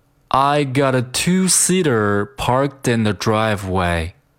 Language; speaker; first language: English; non-native, fluent; Chinese